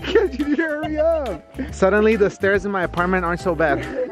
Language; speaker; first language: English; early bilingual, other home language; Spanish